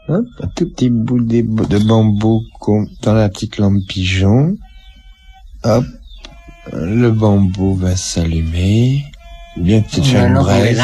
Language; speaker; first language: French; native; French